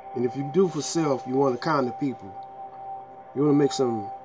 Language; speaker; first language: English; native; English